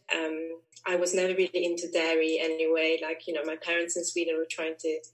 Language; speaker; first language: English; non-native, fluent; Swedish